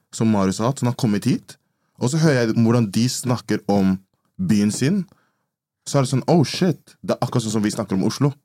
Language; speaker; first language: Norwegian; early bilingual, other home language; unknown